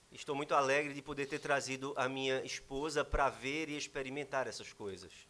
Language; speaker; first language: Portuguese; native; Portuguese